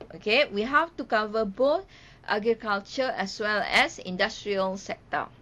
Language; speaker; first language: English; non-native, local second language; Malay